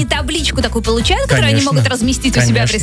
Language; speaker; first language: Russian; native; Russian